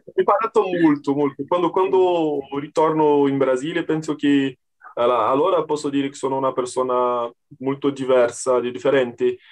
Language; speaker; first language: Italian; non-native, learner; Portuguese